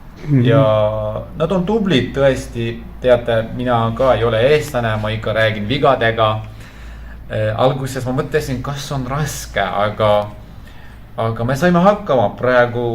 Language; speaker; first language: Estonian; non-native, fluent; Turkish